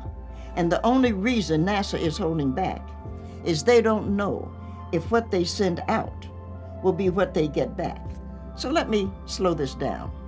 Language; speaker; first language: English; native; English